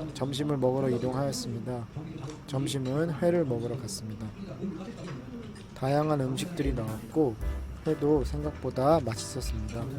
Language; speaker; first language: Korean; native; Korean